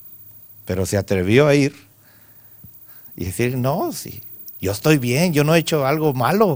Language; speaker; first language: Spanish; native; Spanish